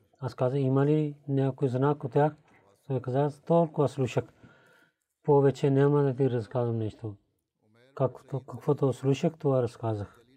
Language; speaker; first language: Bulgarian; non-native, fluent; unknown